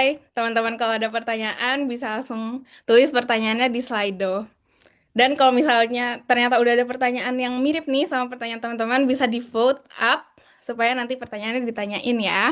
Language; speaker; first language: Indonesian; native; Indonesian